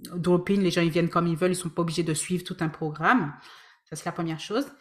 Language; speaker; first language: French; native; French